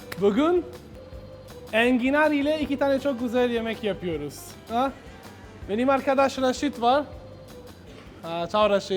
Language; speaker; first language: Turkish; non-native, learner; Italian